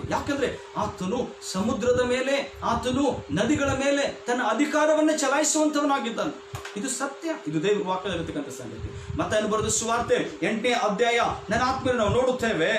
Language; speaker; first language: Kannada; native; Kannada